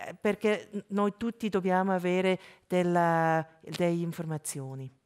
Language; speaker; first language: Italian; non-native, local second language; German